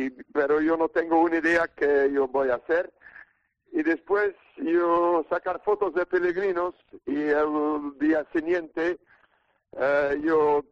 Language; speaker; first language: Spanish; non-native, learner; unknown